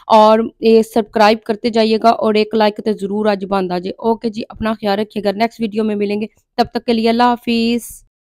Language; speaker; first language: Urdu; non-native, local second language; Punjabi